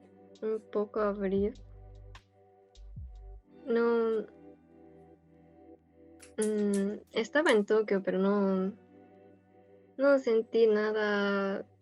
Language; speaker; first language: Spanish; non-native, fluent; Japanese